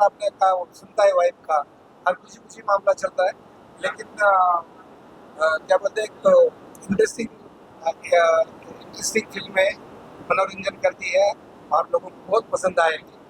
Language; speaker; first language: Hindi; non-native, local second language; Marathi